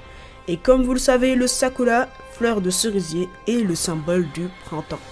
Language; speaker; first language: French; native; French